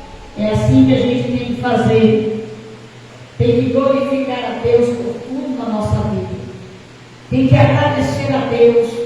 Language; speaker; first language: Portuguese; native; Portuguese